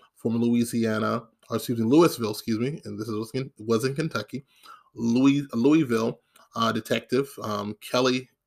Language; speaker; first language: English; native; English